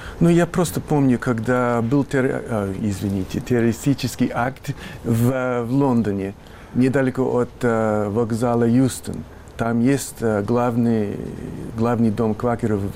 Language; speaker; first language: Russian; non-native, fluent; English